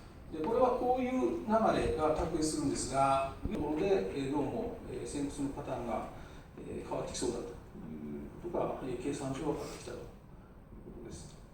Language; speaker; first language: Japanese; native; Japanese